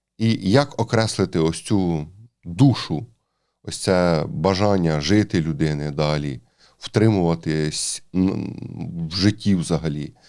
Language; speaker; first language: Ukrainian; native; Ukrainian